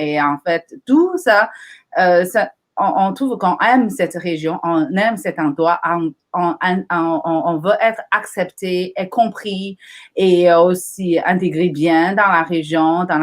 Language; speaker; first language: French; non-native, fluent; Chinese